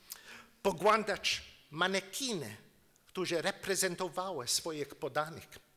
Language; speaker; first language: Polish; non-native, learner; English